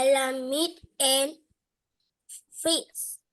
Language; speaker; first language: English; non-native, learner; Vietnamese